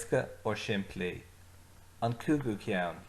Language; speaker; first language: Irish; non-native, local second language; English